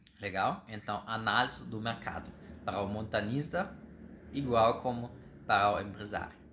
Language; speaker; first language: Portuguese; non-native, fluent; German